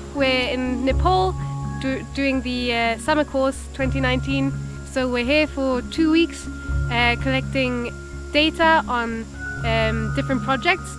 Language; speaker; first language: English; non-native, fluent; Dutch